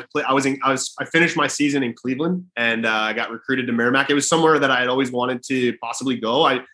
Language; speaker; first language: English; native; English